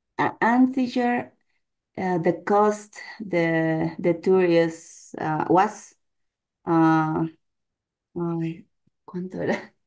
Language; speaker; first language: English; non-native, learner; Spanish